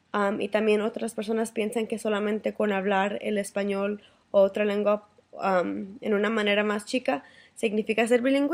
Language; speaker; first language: Spanish; early bilingual, heritage; Spanish